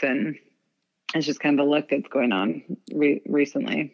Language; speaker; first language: English; native; English